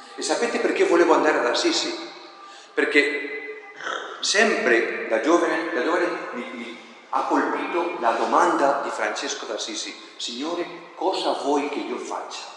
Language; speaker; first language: Italian; non-native, fluent; Spanish